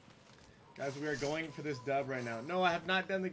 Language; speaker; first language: English; native; English